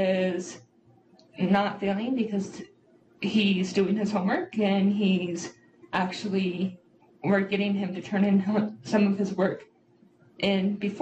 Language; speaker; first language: English; native; English